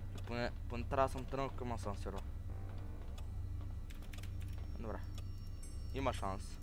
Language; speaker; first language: Bulgarian; native; Bulgarian